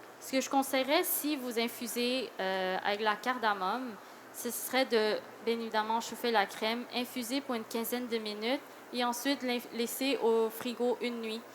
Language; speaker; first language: French; early bilingual, other home language; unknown